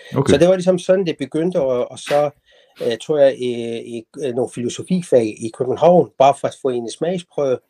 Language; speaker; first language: Danish; non-native, fluent; Persian